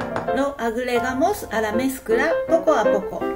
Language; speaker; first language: Spanish; non-native, learner; Japanese